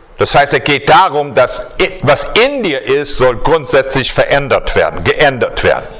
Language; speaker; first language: German; non-native, fluent; English